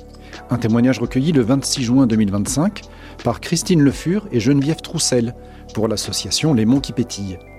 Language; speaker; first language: French; native; French